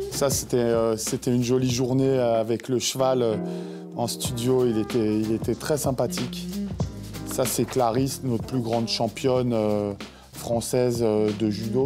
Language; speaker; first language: French; native; French